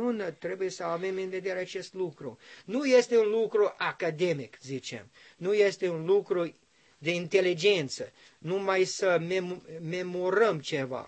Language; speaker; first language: Romanian; non-native, learner; English